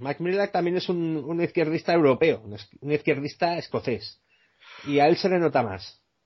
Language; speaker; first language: Spanish; native; Spanish